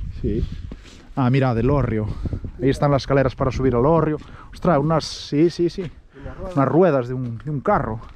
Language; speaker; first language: Spanish; native; Spanish